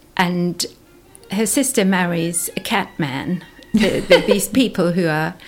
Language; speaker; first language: English; native; English